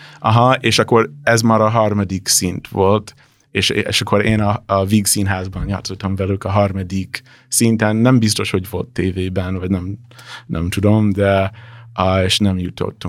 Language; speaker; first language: Hungarian; non-native, fluent; English